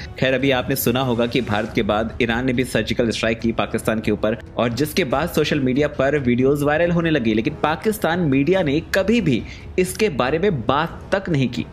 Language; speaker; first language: Hindi; native; Hindi